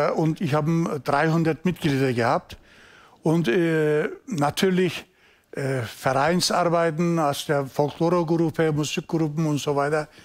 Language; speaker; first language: German; non-native, learner; Turkish